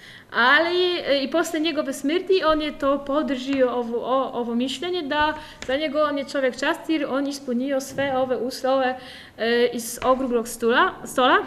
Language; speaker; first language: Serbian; non-native, fluent; Polish